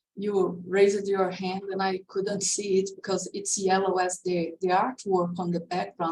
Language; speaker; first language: English; non-native, fluent; Portuguese